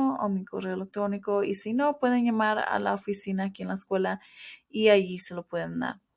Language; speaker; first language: Spanish; early bilingual, heritage; Spanish